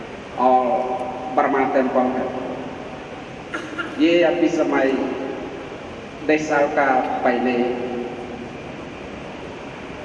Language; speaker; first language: Hindi; non-native, learner; Khmer